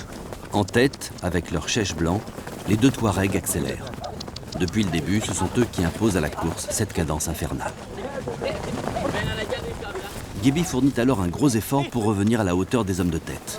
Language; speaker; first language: French; native; French